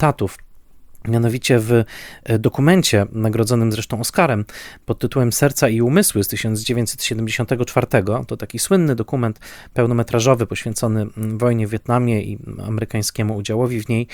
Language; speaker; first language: Polish; native; Polish